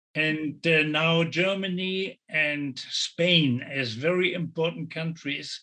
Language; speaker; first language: English; non-native, fluent; German